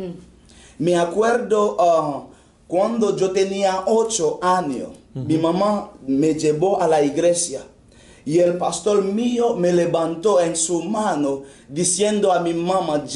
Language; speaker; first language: Spanish; non-native, fluent; Haitian Creole